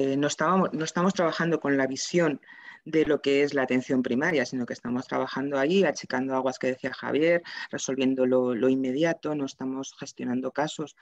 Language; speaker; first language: Spanish; native; Spanish